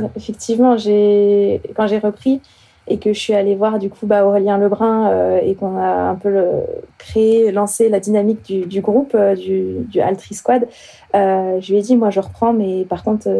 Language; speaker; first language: French; native; French